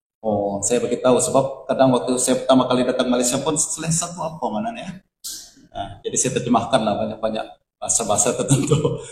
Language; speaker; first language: Indonesian; native; Indonesian